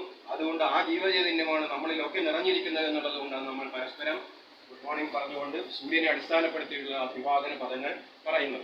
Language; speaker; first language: Malayalam; native; Malayalam